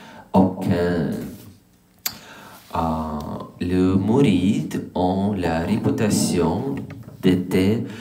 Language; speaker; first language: French; non-native, learner; English